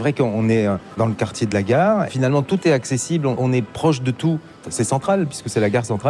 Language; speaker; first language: French; native; French